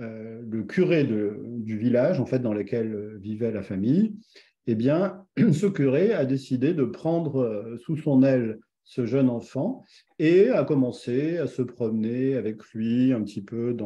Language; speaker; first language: French; native; French